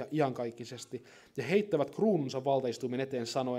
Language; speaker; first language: Finnish; native; Finnish